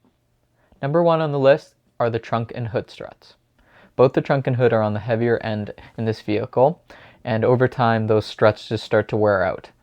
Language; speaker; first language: English; native; English